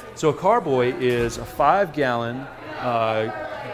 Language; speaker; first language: English; native; English